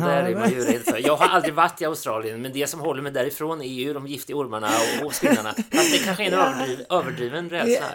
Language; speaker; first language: Swedish; native; Swedish